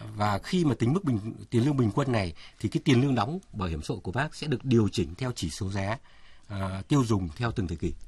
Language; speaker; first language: Vietnamese; native; Vietnamese